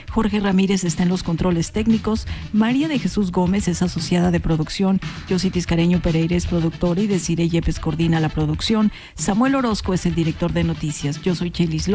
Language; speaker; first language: Spanish; native; Spanish